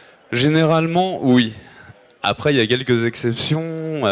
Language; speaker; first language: French; native; French